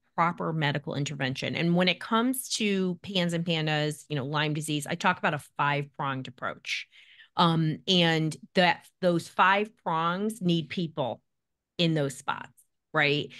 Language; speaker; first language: English; native; English